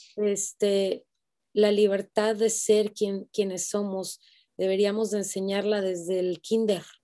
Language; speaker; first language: Spanish; native; Spanish